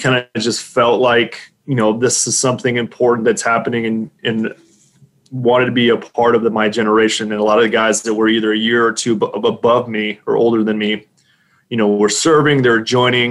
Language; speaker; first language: English; native; English